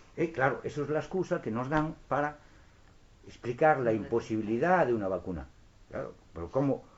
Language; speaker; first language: Spanish; non-native, local second language; Galician